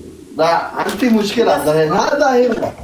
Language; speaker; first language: Arabic; non-native, learner; Oromo